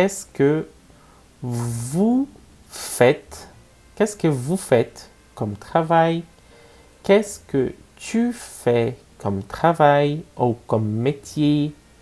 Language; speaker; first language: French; non-native, fluent; Portuguese